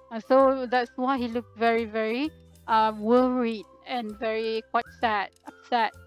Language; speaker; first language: English; non-native, local second language; Malay